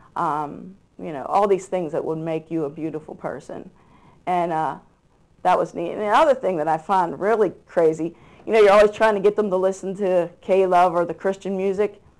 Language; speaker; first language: English; native; English